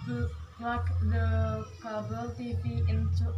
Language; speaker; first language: English; non-native, learner; Indonesian